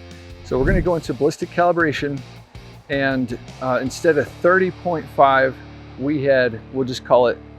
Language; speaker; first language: English; native; English